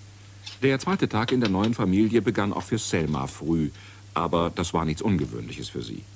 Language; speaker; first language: German; native; German